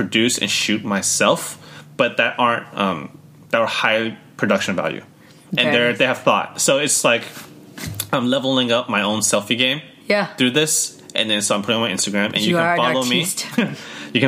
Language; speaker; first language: English; early bilingual, other home language; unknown